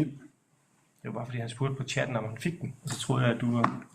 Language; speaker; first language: Danish; native; Danish